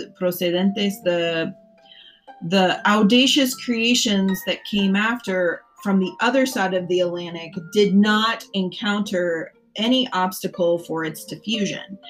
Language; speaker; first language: English; native; English